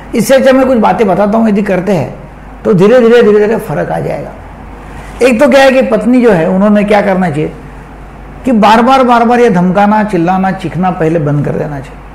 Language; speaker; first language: Hindi; non-native, local second language; Marathi